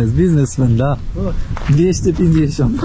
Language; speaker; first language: Russian; non-native, learner; Polish